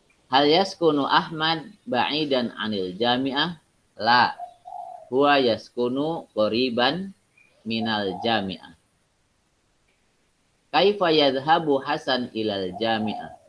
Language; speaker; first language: Arabic; non-native, fluent; Indonesian